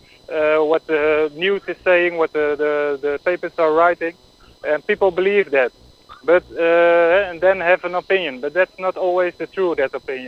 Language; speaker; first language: English; non-native, fluent; Dutch